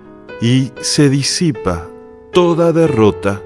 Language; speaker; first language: Spanish; native; Spanish